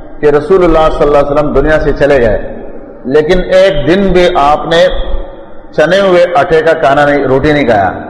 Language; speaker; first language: Urdu; non-native, local second language; Pashto